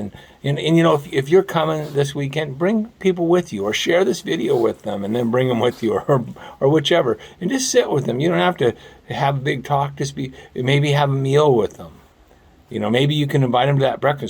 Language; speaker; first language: English; native; English